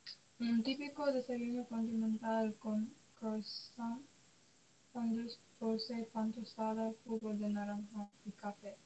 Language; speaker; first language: Spanish; non-native, learner; English